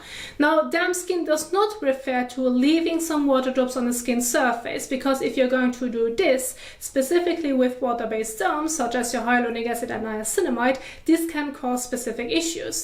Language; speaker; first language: English; non-native, fluent; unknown